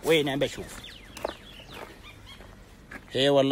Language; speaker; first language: Arabic; native; Arabic